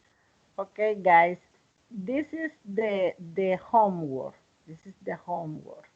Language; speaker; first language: English; non-native, learner; Spanish